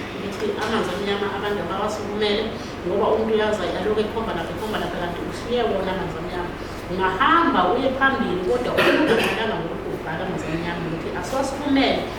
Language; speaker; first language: Zulu; non-native, local second language; Xhosa